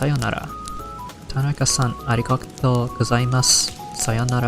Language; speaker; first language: Japanese; non-native, learner; English